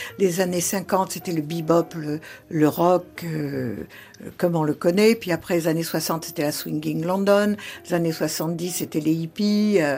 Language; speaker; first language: French; early bilingual, other home language; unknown